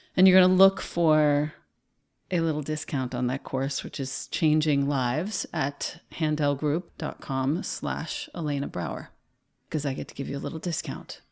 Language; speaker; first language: English; native; English